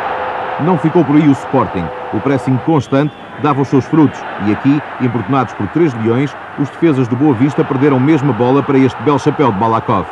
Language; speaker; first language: Portuguese; native; Portuguese